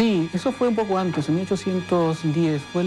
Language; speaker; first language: Spanish; native; Spanish